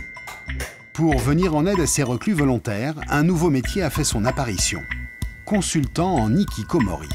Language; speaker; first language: French; native; French